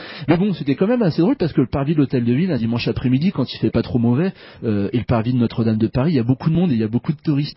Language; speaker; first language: French; native; French